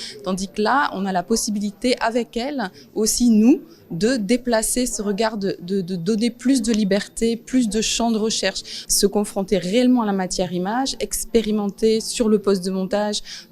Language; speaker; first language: French; native; French